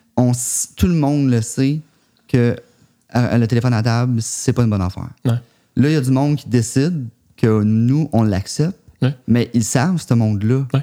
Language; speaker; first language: French; native; French